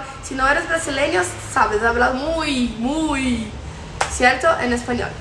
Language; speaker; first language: Spanish; non-native, fluent; Portuguese